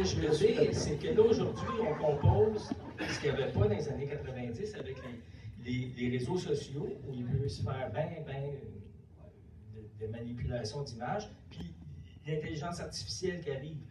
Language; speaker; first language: French; native; French